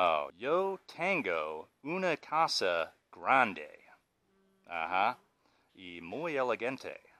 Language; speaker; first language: Spanish; non-native, learner; English